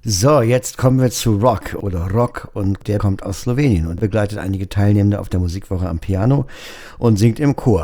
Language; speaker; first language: German; native; German